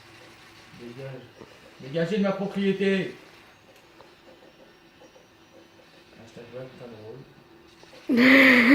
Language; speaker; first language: French; native; French